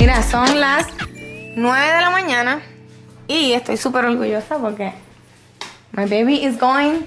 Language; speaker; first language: Spanish; early bilingual, heritage; Spanish